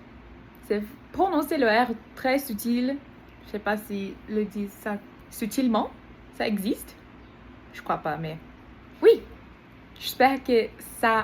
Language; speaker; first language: French; non-native, learner; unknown